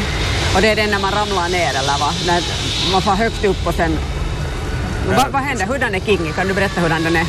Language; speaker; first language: Swedish; native; Swedish